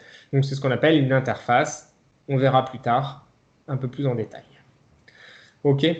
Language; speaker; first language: French; native; French